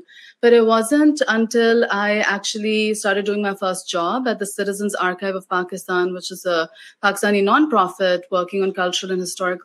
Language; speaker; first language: English; non-native, local second language; Urdu